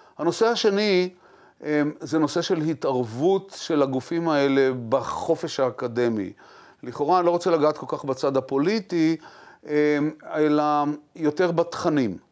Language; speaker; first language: Hebrew; native; Hebrew